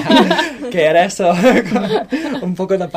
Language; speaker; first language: Spanish; non-native, learner; English